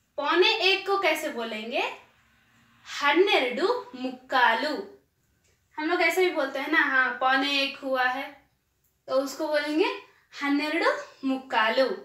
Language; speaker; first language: Hindi; non-native, local second language; Kannada